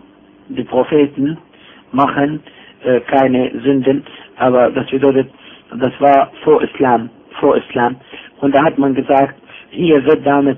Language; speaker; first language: German; non-native, fluent; Arabic